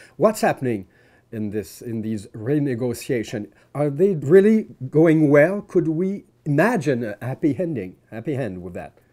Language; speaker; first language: English; non-native, fluent; French